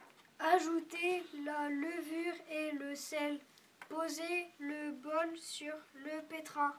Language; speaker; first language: French; native; French